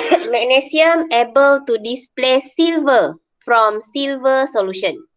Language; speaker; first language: English; non-native, local second language; Malay